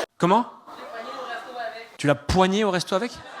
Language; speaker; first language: French; native; French